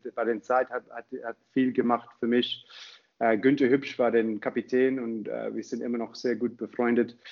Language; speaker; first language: German; non-native, fluent; English